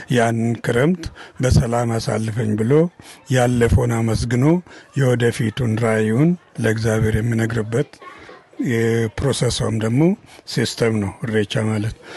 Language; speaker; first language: Amharic; non-native, local second language; Oromo